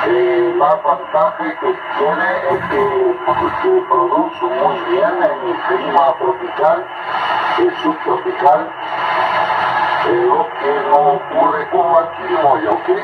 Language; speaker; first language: Spanish; non-native, learner; Portuguese